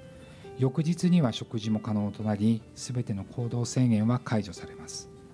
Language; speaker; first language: Japanese; native; Japanese